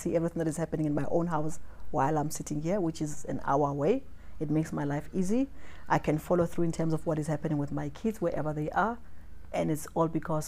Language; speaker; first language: English; non-native, local second language; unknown